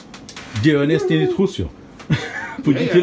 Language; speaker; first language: Danish; non-native, fluent; Bulgarian